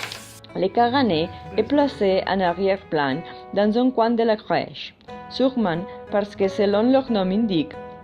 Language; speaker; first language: French; non-native, fluent; Catalan